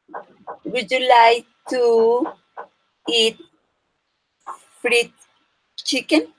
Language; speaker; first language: English; non-native, learner; Spanish